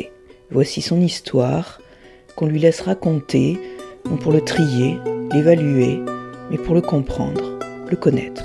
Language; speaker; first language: French; native; French